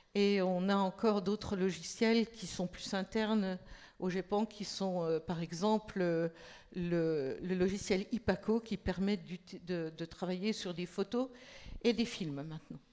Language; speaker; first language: French; native; French